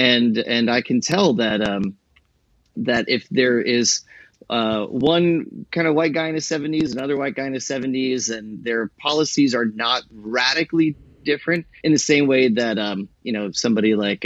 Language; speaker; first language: English; native; English